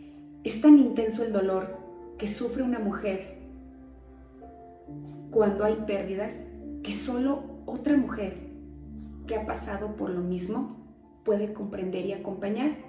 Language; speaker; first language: Spanish; native; Spanish